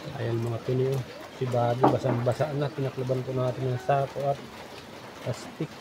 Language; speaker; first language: Filipino; non-native, local second language; Bikol